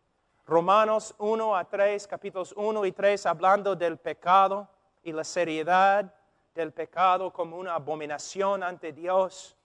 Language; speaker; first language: Spanish; non-native, fluent; English